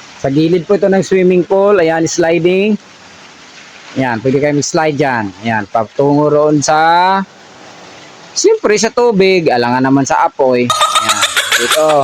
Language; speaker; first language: Filipino; non-native, local second language; Cebuano